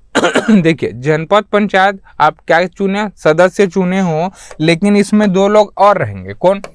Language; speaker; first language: Hindi; native; Hindi